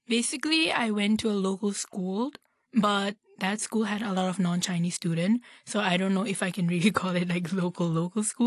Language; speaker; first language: English; non-native, local second language; Nepali